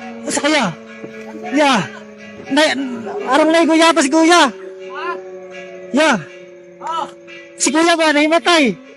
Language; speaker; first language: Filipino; non-native, local second language; Cebuano